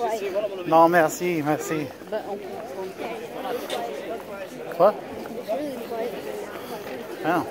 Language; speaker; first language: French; non-native, learner; English